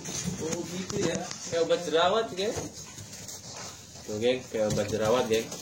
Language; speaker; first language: Indonesian; native; Indonesian